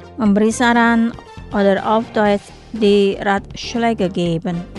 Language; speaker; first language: German; non-native, fluent; Indonesian